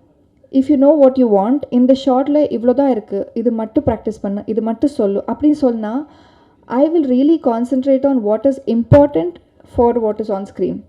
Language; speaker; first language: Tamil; non-native, learner; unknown